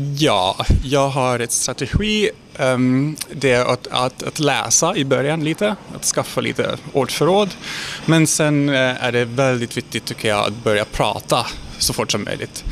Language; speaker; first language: Swedish; non-native, fluent; Hungarian